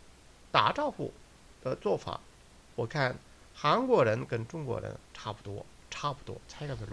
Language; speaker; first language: Chinese; non-native, fluent; Korean